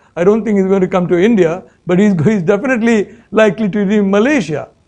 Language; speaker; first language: English; non-native, local second language; Malayalam